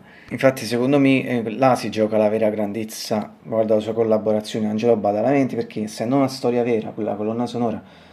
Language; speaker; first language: Italian; native; Italian